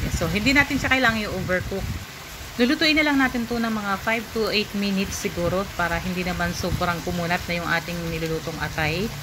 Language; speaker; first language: Filipino; non-native, local second language; Bikol